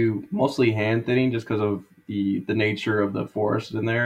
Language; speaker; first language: English; native; English